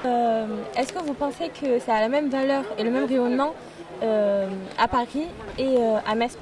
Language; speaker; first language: French; native; French